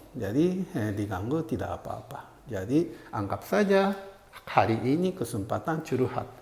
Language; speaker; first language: Indonesian; non-native, fluent; Japanese